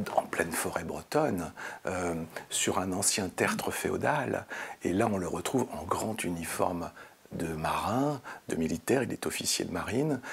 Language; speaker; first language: French; native; French